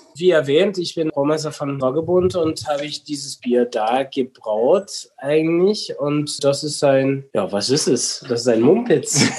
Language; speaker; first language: German; non-native, fluent; English